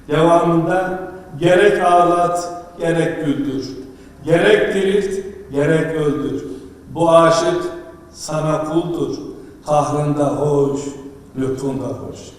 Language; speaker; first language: Turkish; native; Turkish